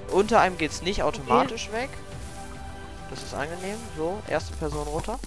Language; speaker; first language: German; native; German